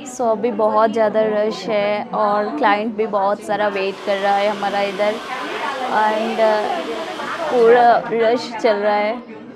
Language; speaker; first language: Hindi; non-native, local second language; Kannada